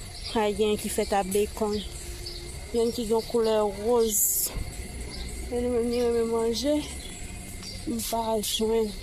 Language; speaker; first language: French; non-native, learner; Haitian Creole